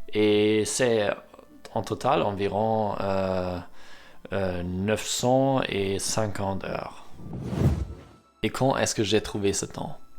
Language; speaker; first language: French; non-native, learner; German